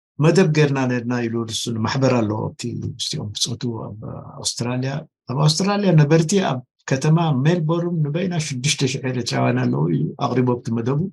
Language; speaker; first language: Tigrinya; non-native, local second language; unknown